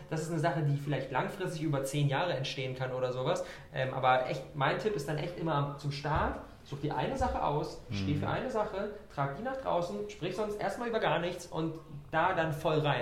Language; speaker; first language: German; native; German